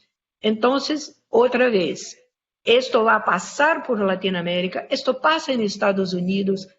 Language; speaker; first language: Spanish; non-native, fluent; Portuguese